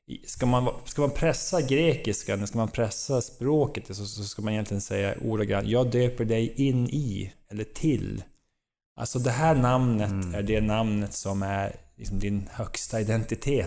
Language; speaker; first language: Swedish; native; Swedish